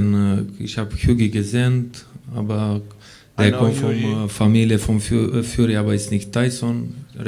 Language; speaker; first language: German; non-native, learner; Romanian